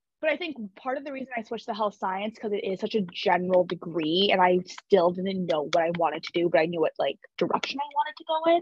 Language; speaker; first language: English; native; English